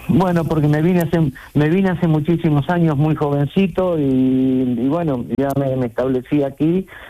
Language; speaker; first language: Spanish; native; Spanish